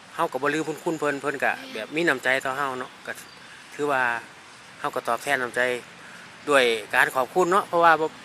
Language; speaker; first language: Thai; native; Thai